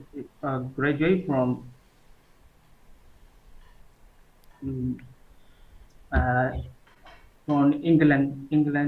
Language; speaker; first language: English; non-native, learner; Burmese